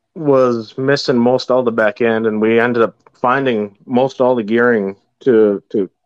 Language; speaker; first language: English; native; English